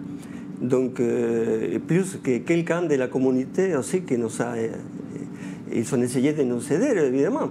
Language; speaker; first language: French; non-native, fluent; Spanish